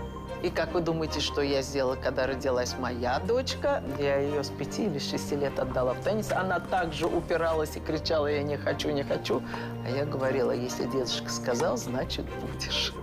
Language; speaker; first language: Russian; native; Russian